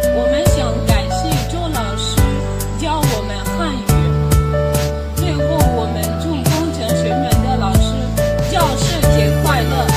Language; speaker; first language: Chinese; non-native, learner; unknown